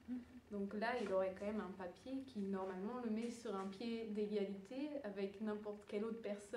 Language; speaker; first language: French; early bilingual, other home language; Dutch